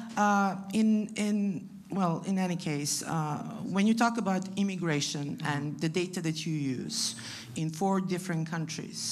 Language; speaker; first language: English; non-native, fluent; Italian